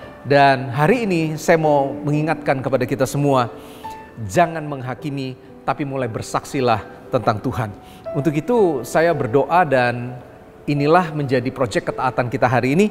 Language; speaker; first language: Indonesian; native; Indonesian